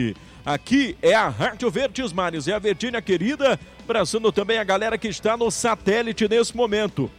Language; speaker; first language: Portuguese; native; Portuguese